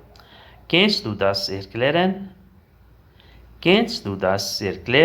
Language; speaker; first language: German; non-native, learner; Urdu